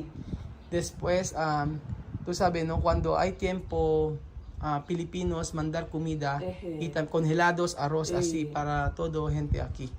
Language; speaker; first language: Spanish; non-native, learner; Filipino